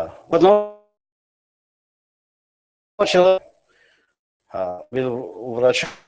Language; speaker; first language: Russian; non-native, learner; Georgian